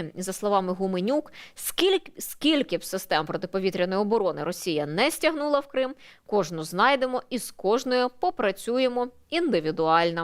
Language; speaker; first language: Ukrainian; native; Ukrainian